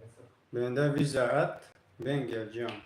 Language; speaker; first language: Turkish; non-native, learner; Tajik